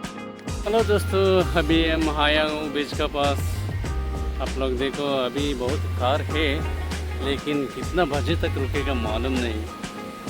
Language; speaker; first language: Hindi; non-native, local second language; Kannada